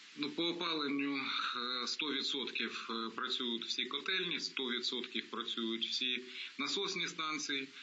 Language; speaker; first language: Ukrainian; non-native, local second language; Russian